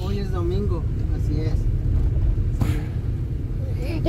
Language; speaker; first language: Spanish; native; Spanish